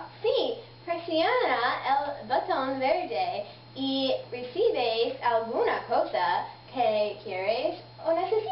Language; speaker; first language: Spanish; non-native, learner; English